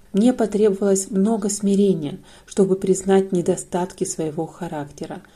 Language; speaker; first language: Russian; non-native, fluent; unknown